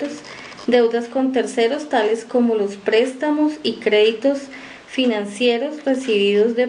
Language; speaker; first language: Spanish; native; Spanish